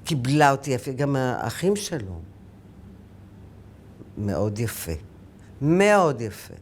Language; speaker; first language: Hebrew; early bilingual, other home language; Arabic